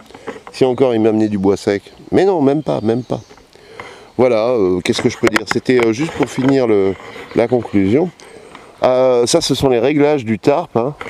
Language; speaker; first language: French; native; French